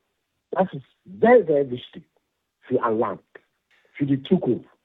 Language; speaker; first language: German; non-native, fluent; French